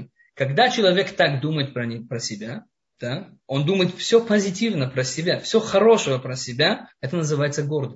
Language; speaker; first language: Russian; non-native, fluent; Hebrew